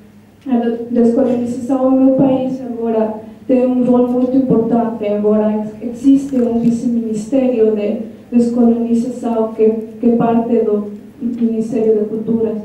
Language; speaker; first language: Portuguese; non-native, learner; Spanish